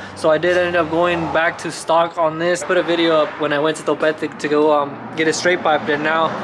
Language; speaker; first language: English; early bilingual, other home language; Spanish